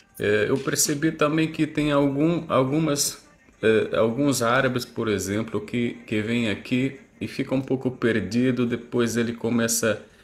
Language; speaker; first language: Portuguese; non-native, fluent; Arabic